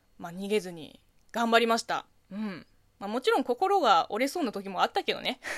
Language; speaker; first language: Japanese; non-native, fluent; Chinese